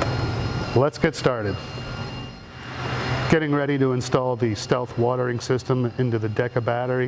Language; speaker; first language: English; native; English